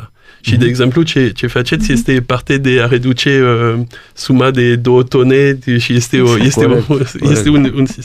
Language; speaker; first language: Romanian; non-native, learner; French